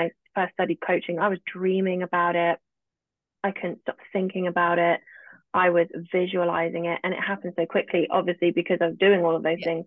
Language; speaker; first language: English; native; English